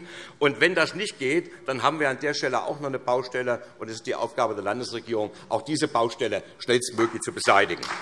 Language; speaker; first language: German; native; German